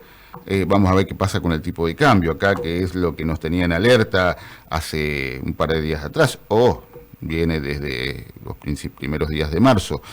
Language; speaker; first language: Spanish; native; Spanish